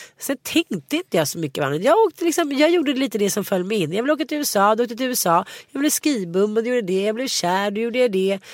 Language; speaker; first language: Swedish; native; Swedish